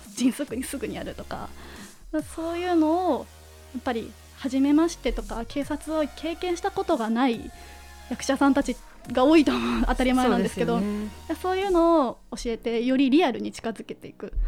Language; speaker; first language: Japanese; native; Japanese